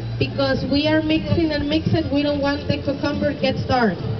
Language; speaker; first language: English; non-native, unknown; Spanish